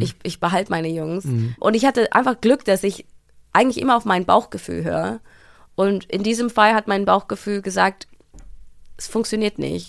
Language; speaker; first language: German; early bilingual, heritage; German